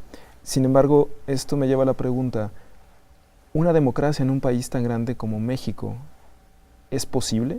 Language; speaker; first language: Spanish; native; Spanish